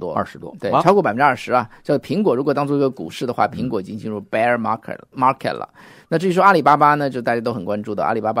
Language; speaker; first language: Chinese; native; Chinese